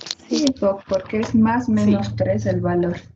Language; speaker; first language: Spanish; native; Spanish